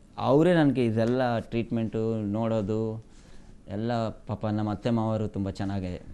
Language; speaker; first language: Kannada; non-native, fluent; Hindi